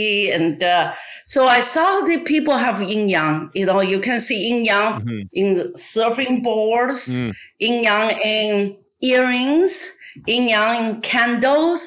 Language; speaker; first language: English; non-native, fluent; Chinese